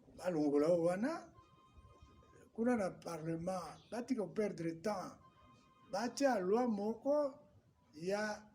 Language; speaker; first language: Lingala; native; Lingala